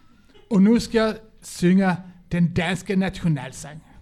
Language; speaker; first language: Danish; non-native, learner; Swedish